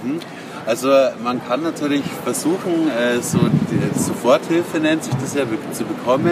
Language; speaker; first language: German; native; German